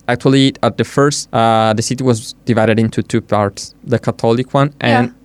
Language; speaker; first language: English; non-native, fluent; Italian